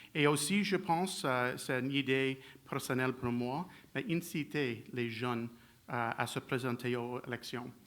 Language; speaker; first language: French; non-native, learner; English